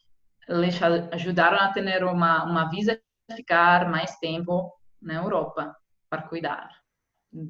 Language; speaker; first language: Portuguese; non-native, fluent; Italian